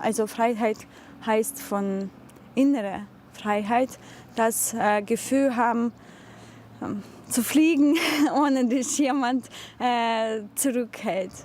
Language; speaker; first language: German; non-native, fluent; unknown